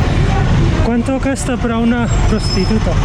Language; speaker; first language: Spanish; non-native, learner; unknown